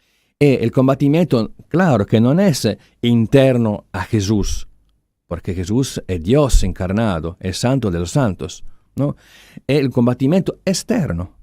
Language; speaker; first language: Spanish; non-native, fluent; Italian